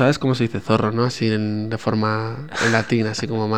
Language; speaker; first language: Spanish; native; Spanish